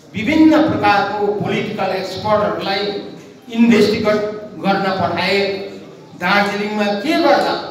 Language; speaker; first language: Nepali; native; Nepali